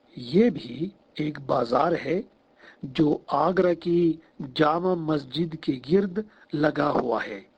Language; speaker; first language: Hindi; non-native, fluent; Russian